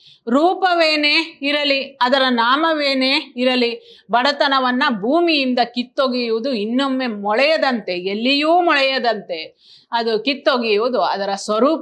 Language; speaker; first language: Kannada; native; Kannada